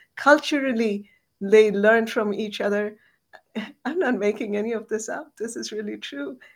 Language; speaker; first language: English; non-native, local second language; Bangla